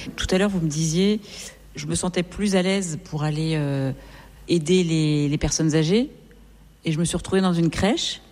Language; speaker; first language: French; native; French